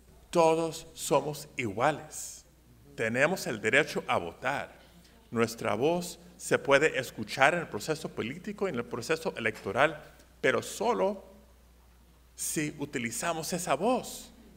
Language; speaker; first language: Spanish; early bilingual, heritage; Spanish